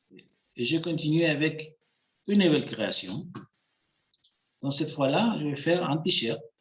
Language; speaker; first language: French; non-native, fluent; Spanish